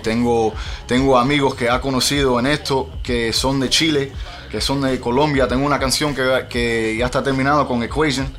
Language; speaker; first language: Spanish; early bilingual, heritage; Spanish